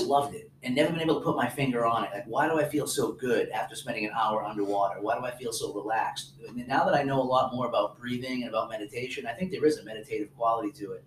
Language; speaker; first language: English; native; English